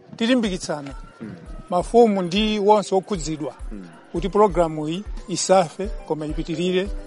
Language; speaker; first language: Nyanja; native; Nyanja